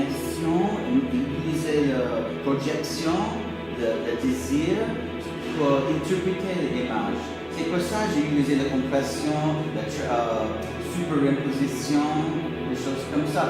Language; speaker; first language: French; non-native, learner; English